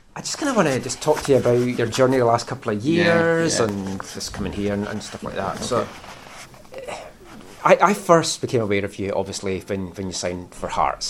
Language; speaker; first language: English; native; English